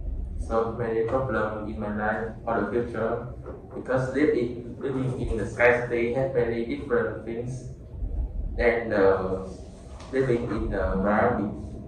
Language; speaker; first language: English; non-native, learner; Vietnamese